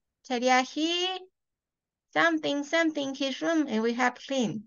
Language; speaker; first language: English; non-native, fluent; Spanish